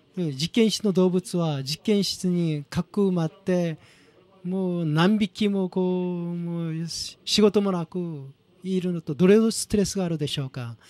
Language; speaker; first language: Japanese; non-native, fluent; Korean